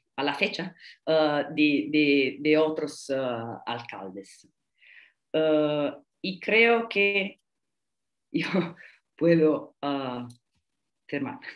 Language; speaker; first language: Spanish; non-native, fluent; Italian